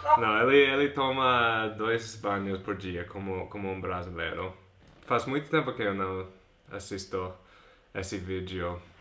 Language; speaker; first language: Portuguese; non-native, fluent; English